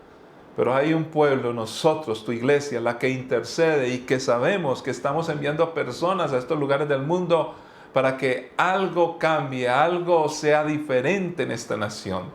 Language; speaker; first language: Spanish; native; Spanish